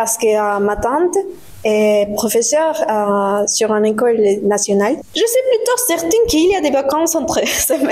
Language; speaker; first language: French; non-native, learner; Spanish